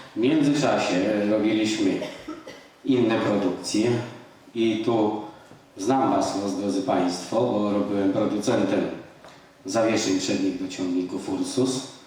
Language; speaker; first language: Polish; native; Polish